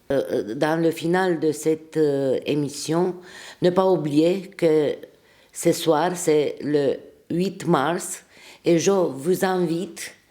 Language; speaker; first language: French; non-native, fluent; Romanian